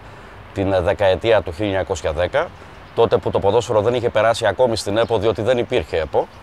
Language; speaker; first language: Greek; native; Greek